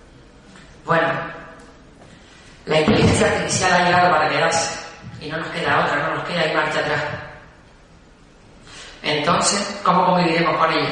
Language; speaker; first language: Spanish; native; Spanish